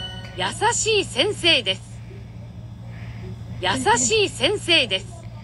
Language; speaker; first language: Japanese; non-native, learner; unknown